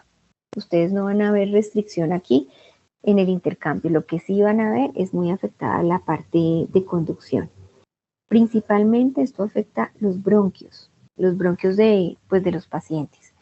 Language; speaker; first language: Spanish; native; Spanish